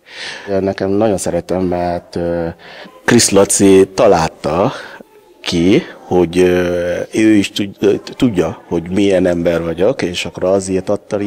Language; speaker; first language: Hungarian; non-native, learner; Yoruba